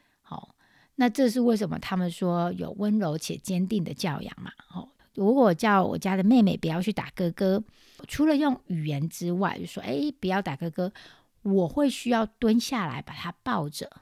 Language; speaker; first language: Chinese; native; Chinese